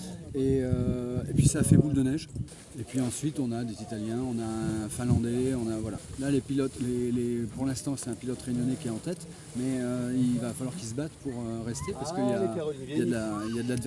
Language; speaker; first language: French; native; French